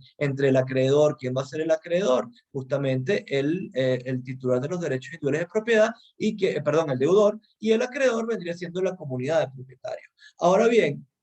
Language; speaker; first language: Spanish; native; Spanish